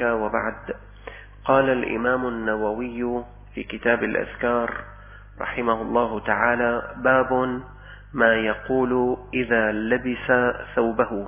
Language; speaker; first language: Arabic; native; Arabic